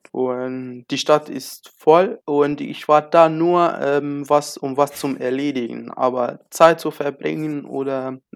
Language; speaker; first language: German; non-native, learner; Arabic